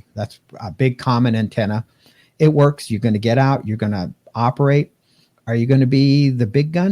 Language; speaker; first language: English; native; English